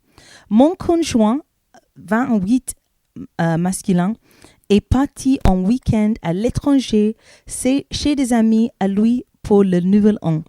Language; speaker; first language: French; non-native, learner; English